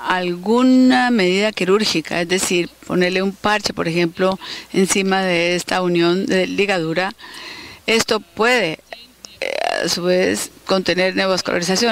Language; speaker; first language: Spanish; native; Spanish